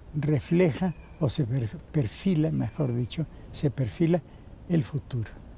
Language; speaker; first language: Spanish; native; Spanish